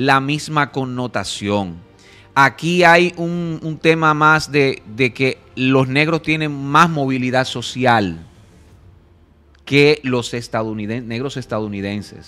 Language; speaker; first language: Spanish; native; Spanish